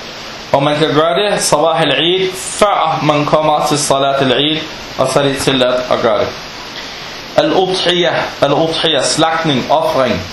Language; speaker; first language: Danish; non-native, fluent; Arabic